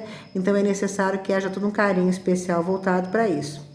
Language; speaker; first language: Portuguese; native; Portuguese